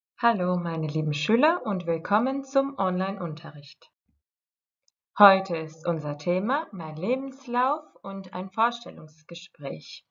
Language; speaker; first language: German; non-native, fluent; Croatian